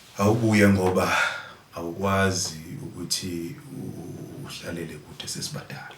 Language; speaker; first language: Zulu; native; Zulu